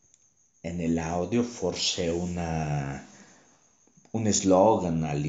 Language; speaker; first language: Italian; non-native, learner; Spanish